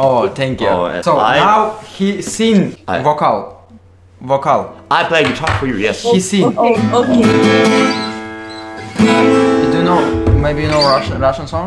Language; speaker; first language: English; non-native, learner; Russian